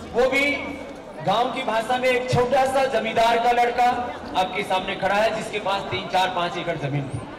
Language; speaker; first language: Hindi; native; Hindi